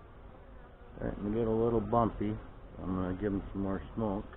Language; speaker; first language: English; native; English